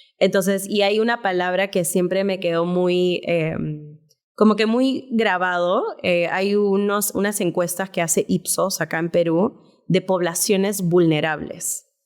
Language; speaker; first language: Spanish; early bilingual, heritage; Spanish